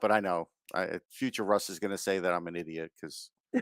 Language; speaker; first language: English; native; English